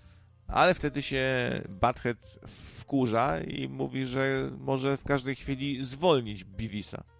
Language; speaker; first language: Polish; native; Polish